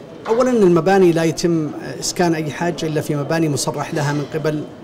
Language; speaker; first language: Arabic; native; Arabic